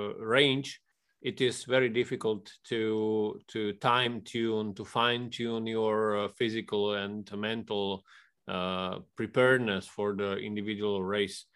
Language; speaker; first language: English; non-native, fluent; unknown